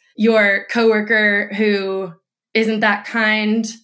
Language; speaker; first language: English; native; English